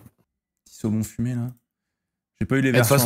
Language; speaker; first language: French; native; French